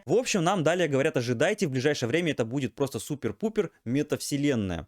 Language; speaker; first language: Russian; native; Russian